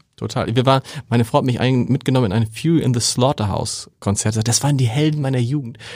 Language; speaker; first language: German; native; German